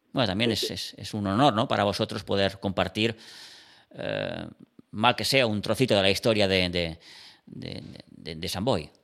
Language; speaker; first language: Spanish; non-native, local second language; Catalan